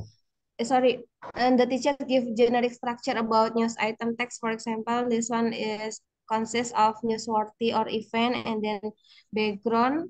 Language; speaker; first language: English; non-native, learner; Indonesian